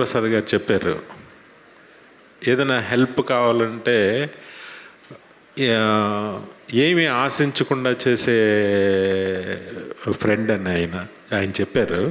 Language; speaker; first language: Telugu; native; Telugu